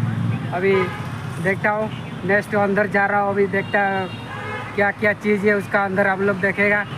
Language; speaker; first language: Hindi; non-native, local second language; Odia